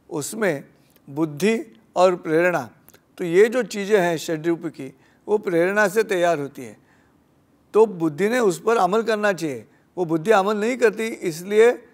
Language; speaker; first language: Hindi; non-native, local second language; Marathi